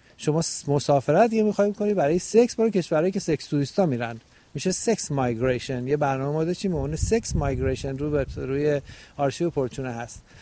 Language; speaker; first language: Persian; native; Persian